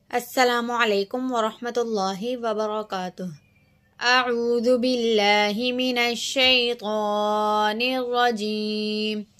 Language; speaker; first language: Arabic; non-native, learner; Urdu